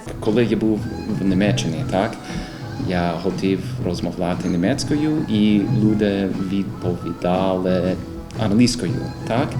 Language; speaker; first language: Ukrainian; non-native, learner; English